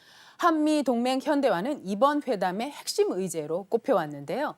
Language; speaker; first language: Korean; native; Korean